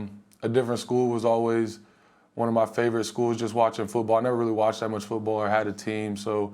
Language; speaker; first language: English; native; English